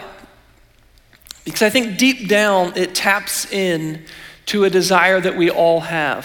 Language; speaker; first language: English; native; English